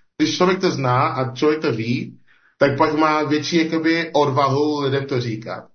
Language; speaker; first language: Czech; early bilingual, heritage; Czech